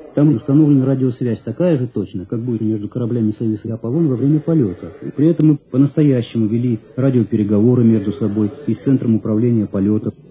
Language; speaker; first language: Russian; native; Russian